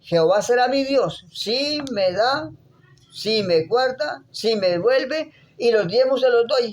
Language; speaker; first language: Spanish; native; Spanish